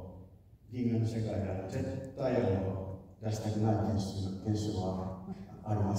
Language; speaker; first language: Japanese; non-native, fluent; Finnish